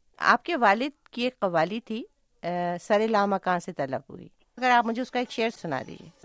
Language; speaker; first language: Urdu; native; Urdu